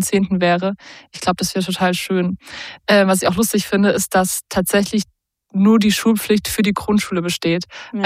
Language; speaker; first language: German; native; German